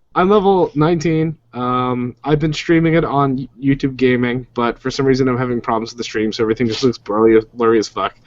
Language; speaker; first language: English; native; English